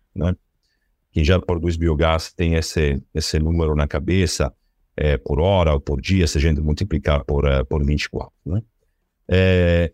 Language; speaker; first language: Portuguese; non-native, fluent; Italian